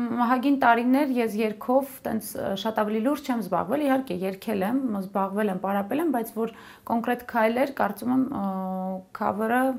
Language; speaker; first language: Armenian; early bilingual, heritage; Armenian